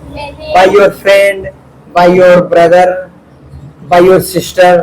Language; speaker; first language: English; non-native, fluent; Hindi